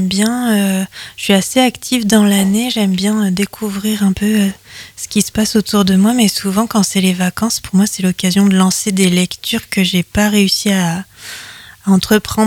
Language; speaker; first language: French; native; French